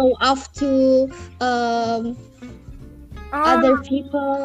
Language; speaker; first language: English; non-native, learner; Indonesian